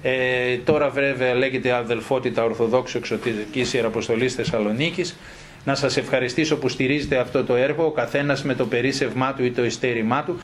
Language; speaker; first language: Greek; native; Greek